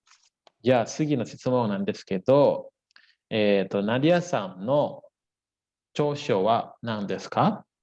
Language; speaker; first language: Japanese; non-native, fluent; Indonesian